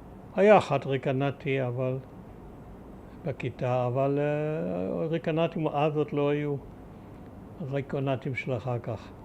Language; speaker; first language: Hebrew; early bilingual, other home language; German